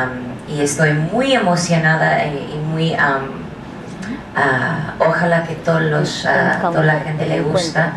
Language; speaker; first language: Spanish; non-native, learner; English